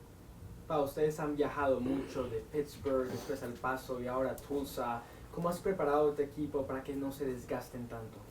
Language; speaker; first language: Spanish; native; Spanish